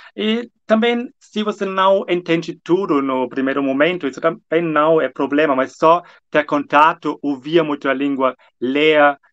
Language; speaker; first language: Portuguese; non-native, fluent; German